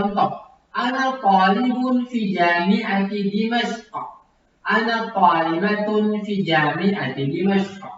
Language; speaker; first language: Arabic; non-native, fluent; Indonesian